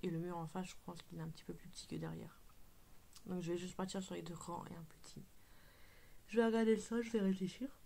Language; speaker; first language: French; native; French